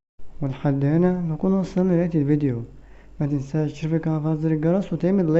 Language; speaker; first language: Arabic; native; Arabic